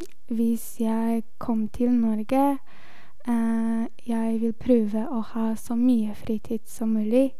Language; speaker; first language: Norwegian; non-native, learner; Polish